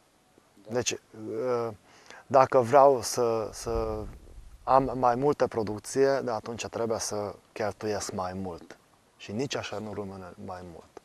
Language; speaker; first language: Romanian; non-native, local second language; Hungarian